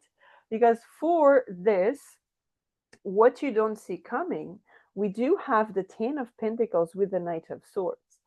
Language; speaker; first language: English; non-native, fluent; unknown